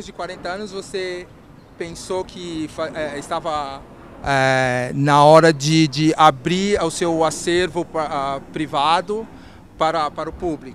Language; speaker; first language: Portuguese; native; Portuguese